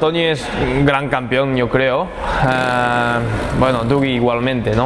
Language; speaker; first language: Spanish; non-native, learner; Japanese